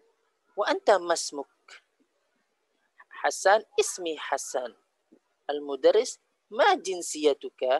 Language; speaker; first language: Arabic; non-native, fluent; Indonesian